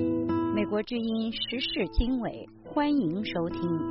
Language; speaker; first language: Chinese; native; Chinese